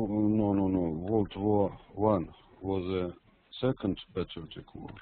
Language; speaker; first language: English; non-native, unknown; Russian